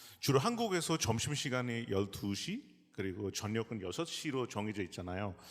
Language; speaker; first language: Korean; non-native, fluent; Hindi